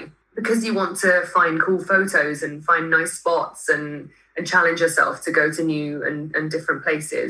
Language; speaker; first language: English; native; English